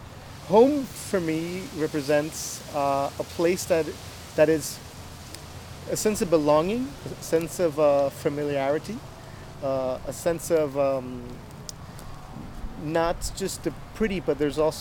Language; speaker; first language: English; native; English